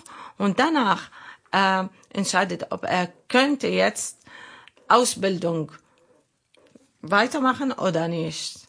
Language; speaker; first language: German; non-native, learner; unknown